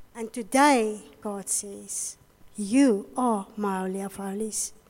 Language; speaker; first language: English; non-native, local second language; Afrikaans